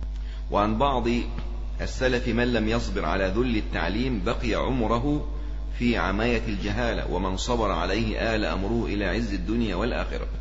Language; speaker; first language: Arabic; native; Arabic